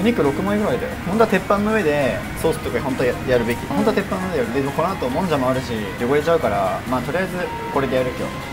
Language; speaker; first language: Japanese; native; Japanese